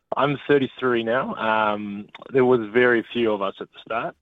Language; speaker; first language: English; native; English